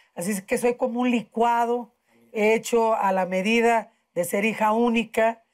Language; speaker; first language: Spanish; native; Spanish